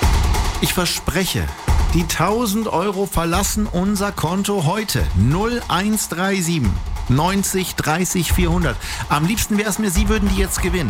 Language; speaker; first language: German; native; German